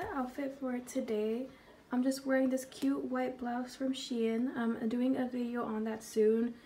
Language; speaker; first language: English; early bilingual, other home language; Spanish